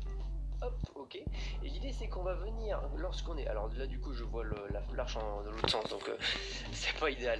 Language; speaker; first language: French; native; French